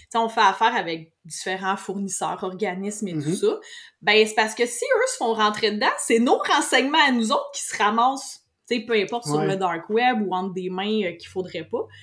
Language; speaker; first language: French; native; French